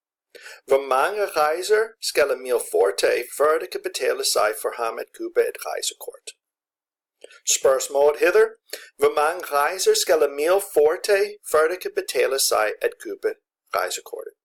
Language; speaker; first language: Danish; non-native, fluent; English